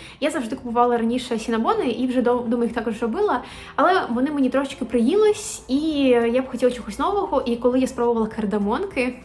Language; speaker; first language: Ukrainian; native; Ukrainian